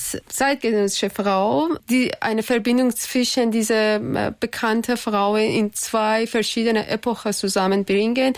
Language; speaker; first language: German; non-native, learner; Persian